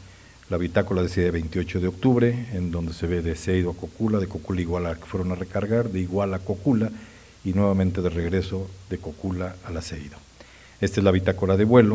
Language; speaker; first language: Spanish; native; Spanish